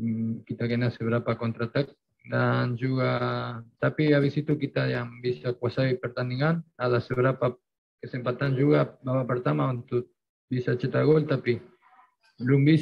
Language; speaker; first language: Indonesian; non-native, fluent; Spanish